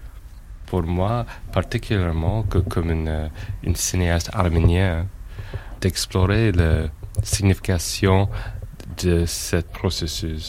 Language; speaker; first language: French; non-native, fluent; English